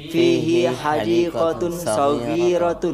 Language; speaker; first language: Arabic; non-native, learner; Indonesian